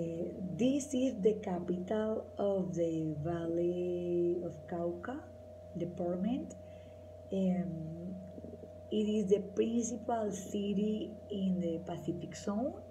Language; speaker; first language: English; non-native, learner; Spanish